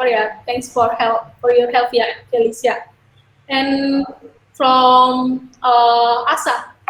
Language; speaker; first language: English; non-native, learner; Indonesian